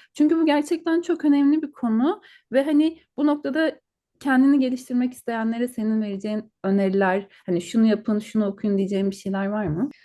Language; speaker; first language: Turkish; native; Turkish